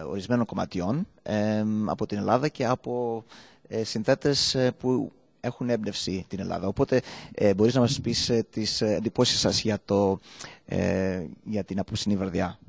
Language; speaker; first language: Greek; early bilingual, heritage; Greek